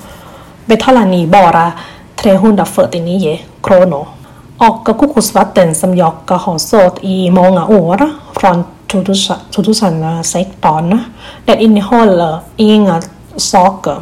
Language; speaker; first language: Swedish; non-native, learner; Thai